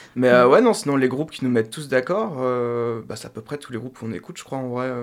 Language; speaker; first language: French; native; French